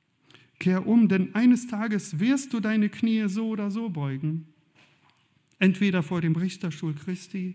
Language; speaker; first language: German; native; German